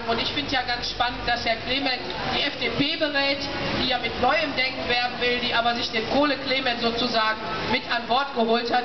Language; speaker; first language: German; native; German